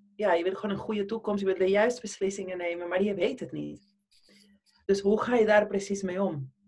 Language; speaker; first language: Dutch; non-native, fluent; Spanish